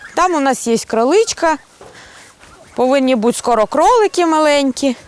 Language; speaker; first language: Ukrainian; non-native, local second language; Russian